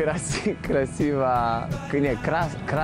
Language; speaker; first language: Russian; non-native, learner; Polish